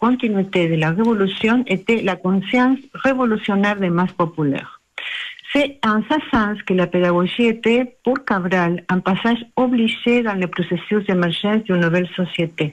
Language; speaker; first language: French; non-native, learner; Spanish